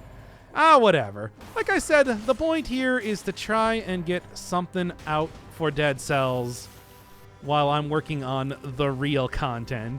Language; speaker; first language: English; native; English